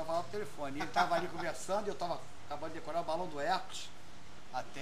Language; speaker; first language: Portuguese; native; Portuguese